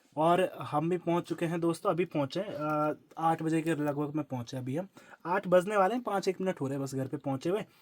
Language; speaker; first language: Hindi; native; Hindi